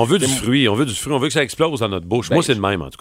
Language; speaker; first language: French; native; French